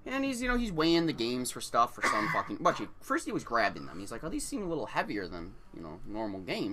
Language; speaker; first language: English; native; English